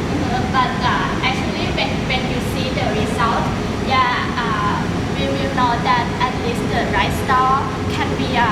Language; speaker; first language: English; non-native, learner; Thai